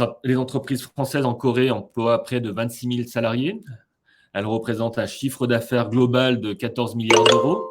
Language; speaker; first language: French; native; French